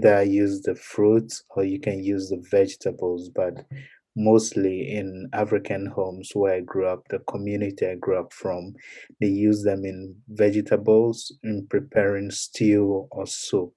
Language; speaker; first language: English; non-native, local second language; Ewe